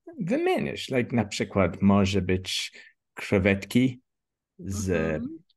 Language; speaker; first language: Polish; non-native, learner; English